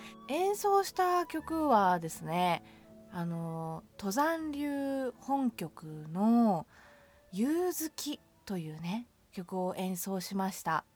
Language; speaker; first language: Japanese; native; Japanese